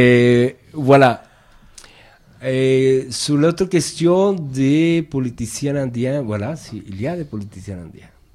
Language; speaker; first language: French; non-native, fluent; Spanish